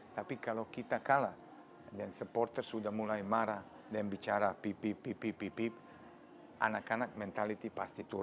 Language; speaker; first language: Indonesian; non-native, fluent; Serbian